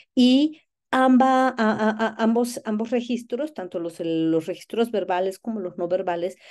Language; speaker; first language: Spanish; native; Spanish